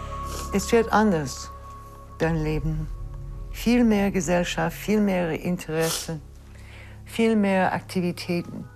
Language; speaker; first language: German; non-native, learner; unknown